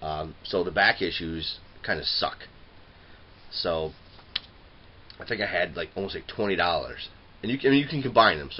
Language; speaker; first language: English; native; English